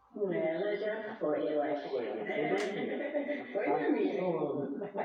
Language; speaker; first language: Portuguese; non-native, fluent; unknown